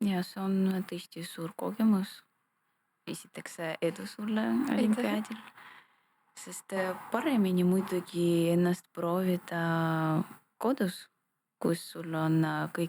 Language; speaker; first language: Estonian; non-native, local second language; Russian